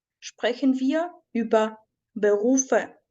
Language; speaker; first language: German; non-native, fluent; Ukrainian